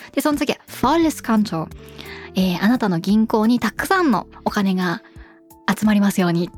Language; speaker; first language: Japanese; early bilingual, heritage; Japanese